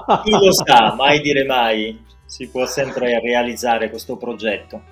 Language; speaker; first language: Italian; native; Italian